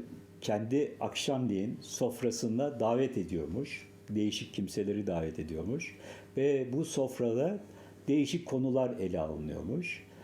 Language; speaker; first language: Turkish; native; Turkish